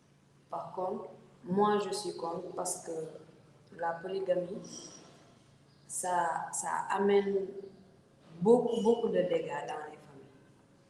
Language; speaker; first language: French; non-native, local second language; Wolof